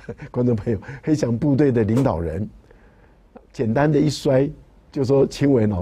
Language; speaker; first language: Chinese; native; Chinese